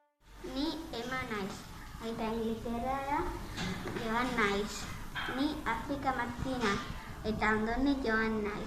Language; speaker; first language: Basque; non-native, learner; Spanish